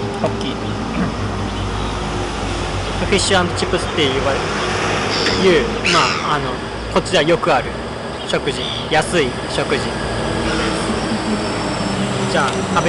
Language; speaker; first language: Japanese; native; Japanese